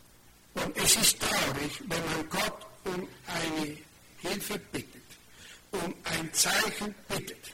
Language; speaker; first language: German; non-native, fluent; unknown